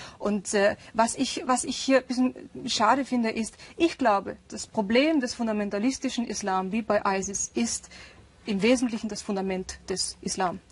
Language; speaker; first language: German; early bilingual, other home language; Urdu